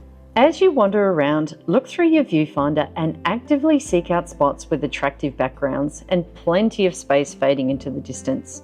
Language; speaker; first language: English; native; English